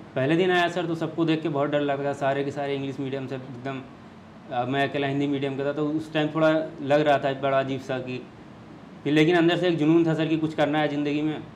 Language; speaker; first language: Hindi; native; Hindi